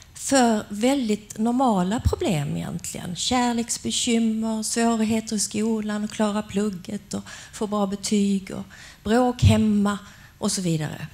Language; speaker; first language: Swedish; native; Swedish